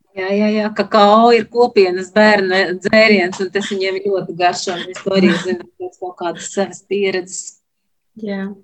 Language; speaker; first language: Latvian; native; Latvian